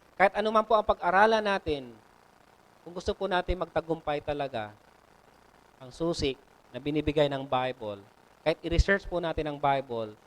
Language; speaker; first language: Filipino; non-native, local second language; Bikol